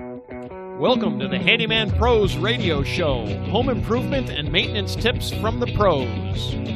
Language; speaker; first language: English; native; English